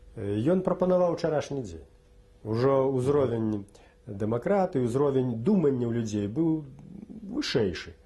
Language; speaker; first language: Belarusian; native; Belarusian